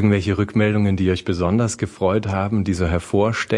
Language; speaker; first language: German; native; German